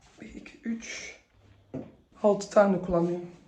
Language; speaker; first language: Turkish; early bilingual, heritage; Turkish